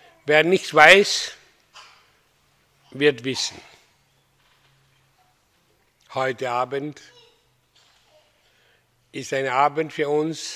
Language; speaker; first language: German; non-native, fluent; Hindi